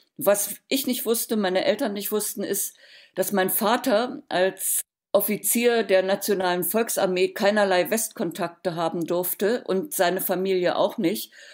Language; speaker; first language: German; native; German